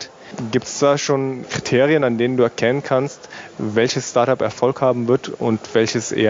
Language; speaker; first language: German; native; German